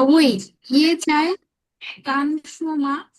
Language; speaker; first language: Chinese; non-native, learner; Bangla